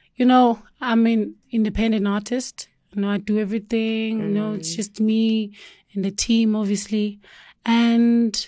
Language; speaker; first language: English; non-native, local second language; Zulu